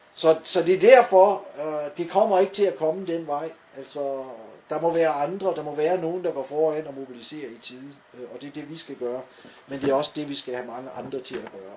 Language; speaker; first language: Danish; native; Danish